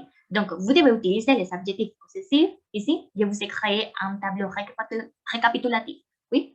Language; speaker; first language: French; non-native, fluent; Spanish